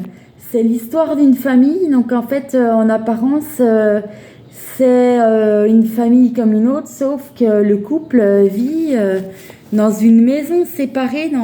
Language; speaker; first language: French; native; French